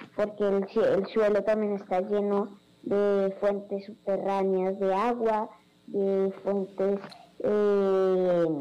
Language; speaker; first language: Spanish; native; Spanish